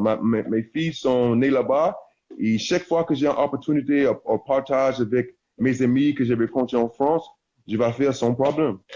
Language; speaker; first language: French; non-native, learner; English